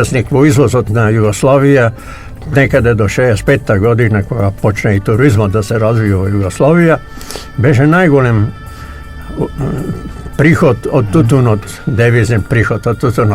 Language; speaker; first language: Macedonian; native; Macedonian